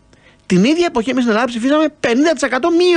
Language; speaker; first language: Greek; native; Greek